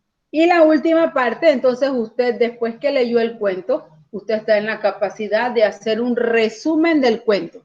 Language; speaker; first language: Spanish; native; Spanish